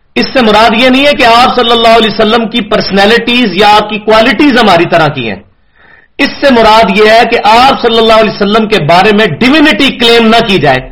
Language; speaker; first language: Urdu; non-native, local second language; Punjabi